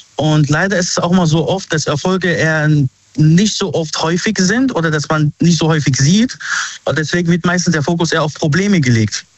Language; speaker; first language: German; early bilingual, other home language; Arabic